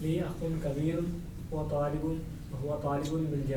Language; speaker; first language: Arabic; non-native, learner; Urdu